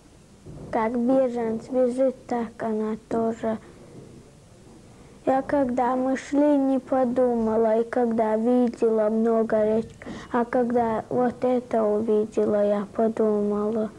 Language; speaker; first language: Russian; non-native, local second language; Chechen